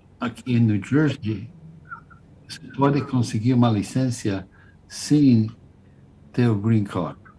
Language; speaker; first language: Portuguese; non-native, fluent; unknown